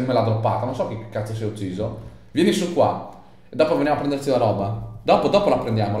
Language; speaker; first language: Italian; native; Italian